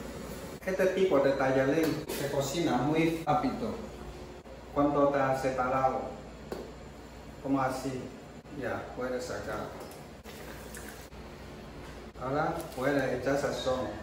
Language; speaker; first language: Spanish; non-native, learner; Chinese